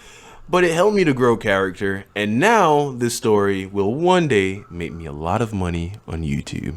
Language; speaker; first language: English; native; English